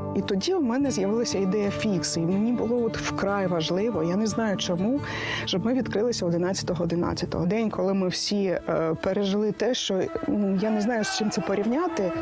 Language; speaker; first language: Ukrainian; native; Ukrainian